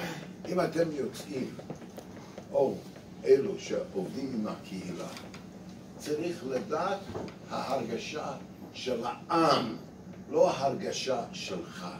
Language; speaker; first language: Hebrew; non-native, fluent; English